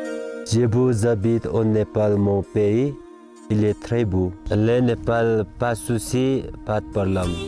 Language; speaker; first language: French; non-native, learner; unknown